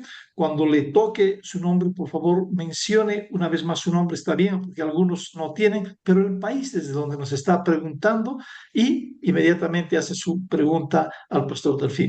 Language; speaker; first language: Spanish; native; Spanish